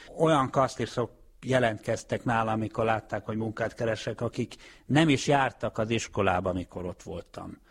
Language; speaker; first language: Hungarian; early bilingual, heritage; Hungarian